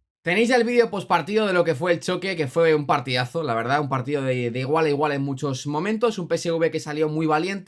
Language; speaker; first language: Spanish; native; Spanish